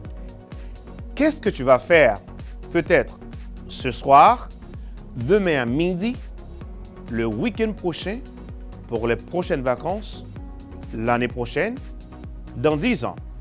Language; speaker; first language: French; non-native, fluent; Spanish